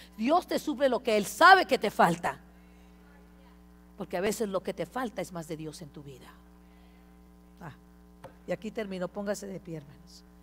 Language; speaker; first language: Spanish; early bilingual, heritage; Spanish